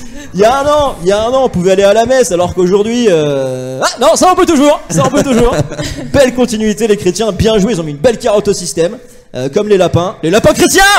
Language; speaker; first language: French; native; French